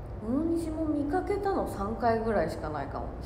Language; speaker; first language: Japanese; native; Japanese